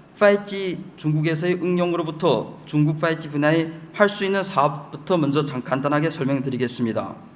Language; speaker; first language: Korean; early bilingual, heritage; Chinese